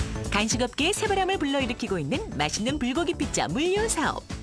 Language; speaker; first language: Korean; native; Korean